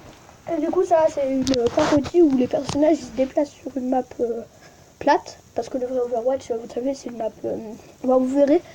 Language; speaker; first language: French; native; French